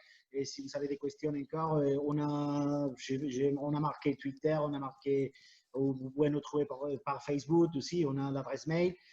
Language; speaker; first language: French; non-native, fluent; Spanish